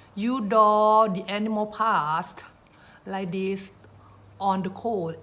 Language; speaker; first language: English; non-native, learner; Thai